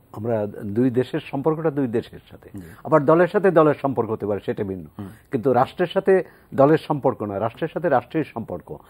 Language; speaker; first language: Bangla; native; Bangla